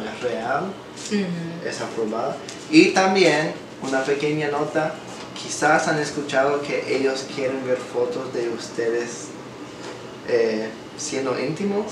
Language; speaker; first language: Spanish; non-native, fluent; English